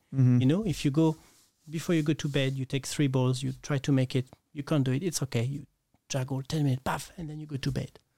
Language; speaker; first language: English; non-native, fluent; French